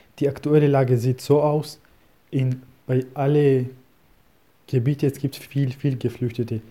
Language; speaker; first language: German; non-native, learner; Kurdish